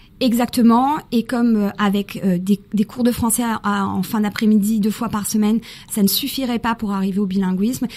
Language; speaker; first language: French; early bilingual, other home language; Spanish